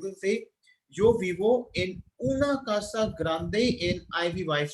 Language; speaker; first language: Spanish; non-native, fluent; Hindi